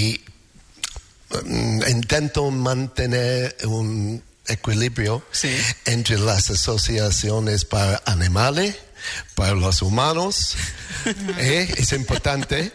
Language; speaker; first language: Spanish; non-native, fluent; English